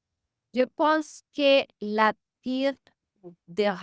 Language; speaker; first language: French; non-native, learner; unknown